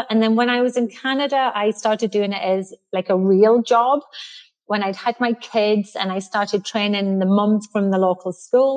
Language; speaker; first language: English; native; English